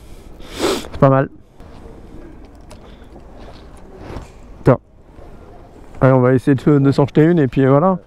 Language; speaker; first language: French; native; French